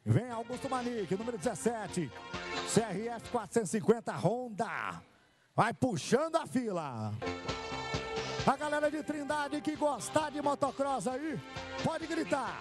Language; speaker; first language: Portuguese; native; Portuguese